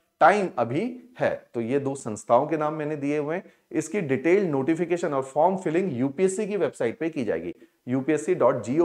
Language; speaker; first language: Hindi; non-native, local second language; Punjabi